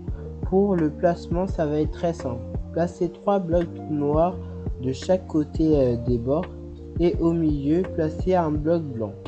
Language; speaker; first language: French; native; French